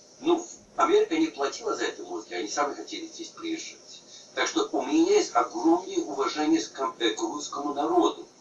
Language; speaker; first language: Russian; native; Russian